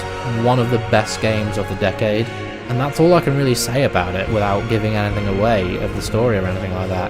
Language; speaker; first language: English; native; English